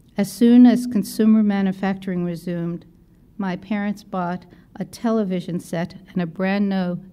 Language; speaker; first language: English; native; English